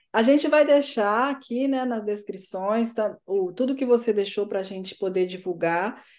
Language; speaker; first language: Portuguese; native; Portuguese